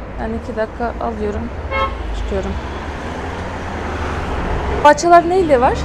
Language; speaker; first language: Turkish; non-native, fluent; Russian